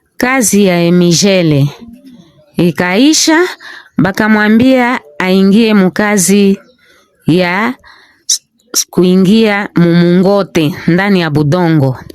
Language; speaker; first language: Swahili; non-native, local second language; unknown